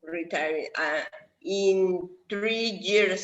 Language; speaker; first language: English; non-native, learner; Spanish